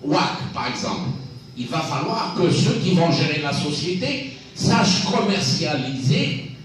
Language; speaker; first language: French; non-native, local second language; Arabic